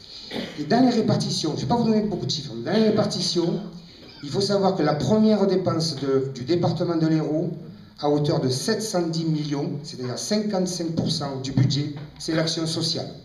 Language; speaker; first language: French; native; French